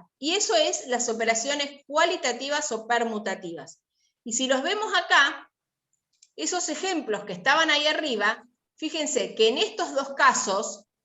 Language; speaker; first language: Spanish; native; Spanish